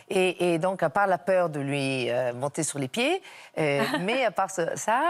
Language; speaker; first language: French; non-native, fluent; Italian